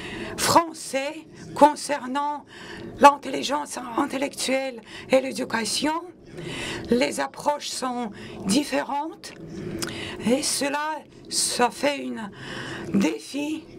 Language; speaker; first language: French; non-native, local second language; Latvian